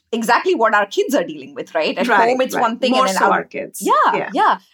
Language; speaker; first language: English; non-native, local second language; Kannada